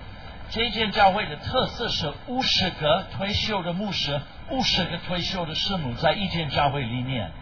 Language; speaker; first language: Chinese; non-native, fluent; English